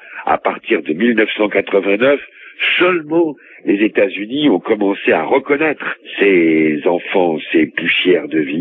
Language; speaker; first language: French; native; French